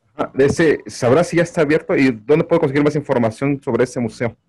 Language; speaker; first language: Spanish; native; Spanish